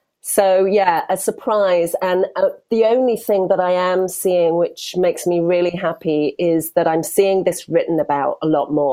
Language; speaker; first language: English; native; English